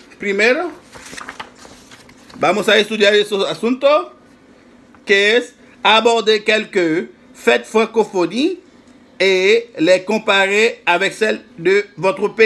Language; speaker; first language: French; non-native, fluent; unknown